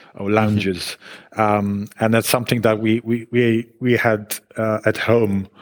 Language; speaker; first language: English; non-native, fluent; Hebrew